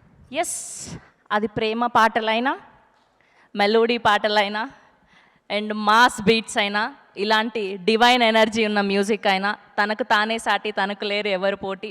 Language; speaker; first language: Telugu; native; Telugu